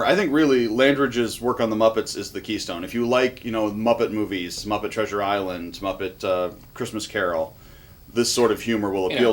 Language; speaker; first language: English; native; English